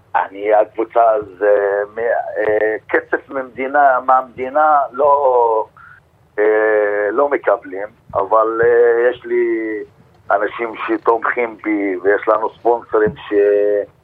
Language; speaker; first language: Hebrew; non-native, local second language; Arabic